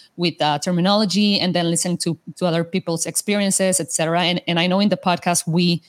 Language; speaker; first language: English; non-native, fluent; Spanish